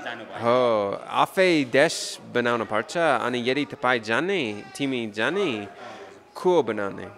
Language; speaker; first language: Nepali; non-native, learner; English